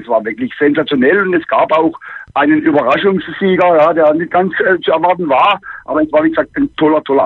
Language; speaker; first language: German; native; German